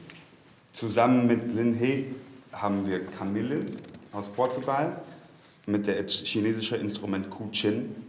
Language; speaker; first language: German; non-native, fluent; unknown